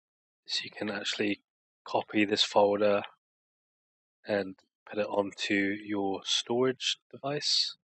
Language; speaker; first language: English; native; English